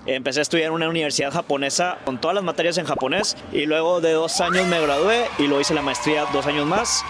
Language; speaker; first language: Spanish; native; Spanish